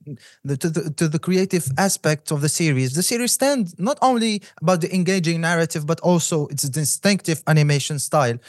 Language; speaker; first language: English; non-native, fluent; Arabic